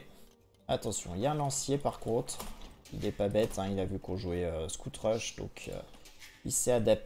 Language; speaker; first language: French; native; French